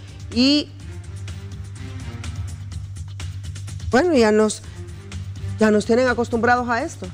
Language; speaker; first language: Spanish; native; Spanish